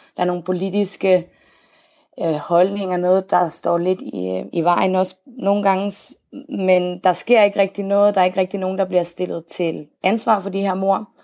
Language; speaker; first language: Danish; native; Danish